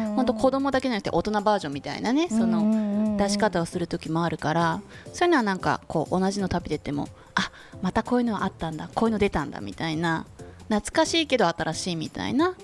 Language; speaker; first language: Japanese; non-native, fluent; Korean